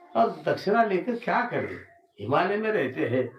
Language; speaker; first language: Hindi; non-native, local second language; Marathi